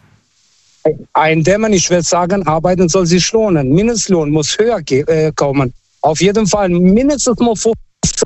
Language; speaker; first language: German; non-native, fluent; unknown